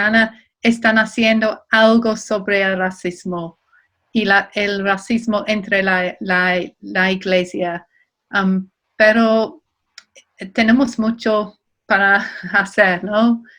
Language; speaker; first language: Spanish; non-native, fluent; English